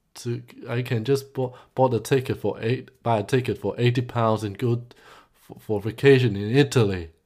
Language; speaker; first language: English; non-native, local second language; Cantonese